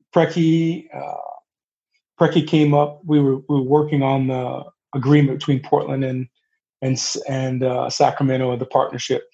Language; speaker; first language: English; native; English